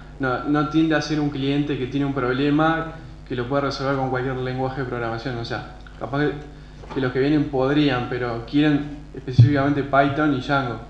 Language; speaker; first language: Spanish; native; Spanish